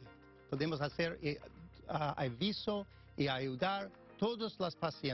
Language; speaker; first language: Spanish; non-native, fluent; English